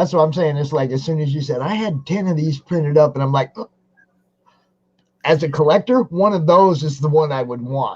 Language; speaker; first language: English; native; English